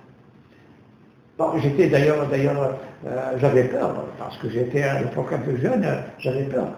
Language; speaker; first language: French; non-native, local second language; Kabyle